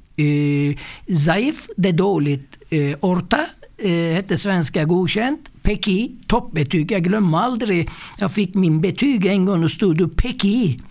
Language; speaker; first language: Swedish; non-native, fluent; Turkish